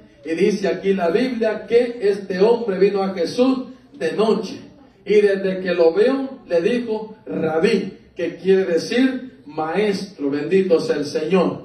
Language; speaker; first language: Spanish; native; Spanish